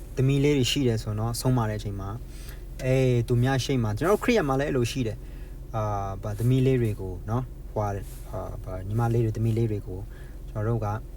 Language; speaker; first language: Burmese; non-native, local second language; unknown